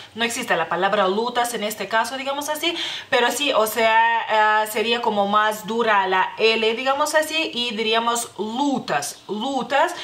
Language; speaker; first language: Spanish; non-native, fluent; Lithuanian